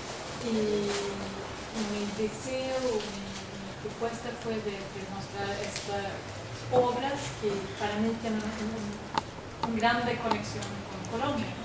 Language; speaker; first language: Spanish; non-native, learner; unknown